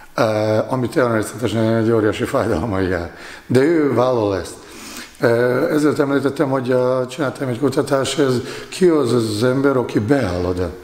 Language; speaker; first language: Hungarian; non-native, fluent; Bosnian